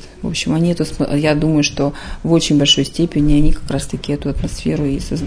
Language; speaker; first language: Russian; native; Russian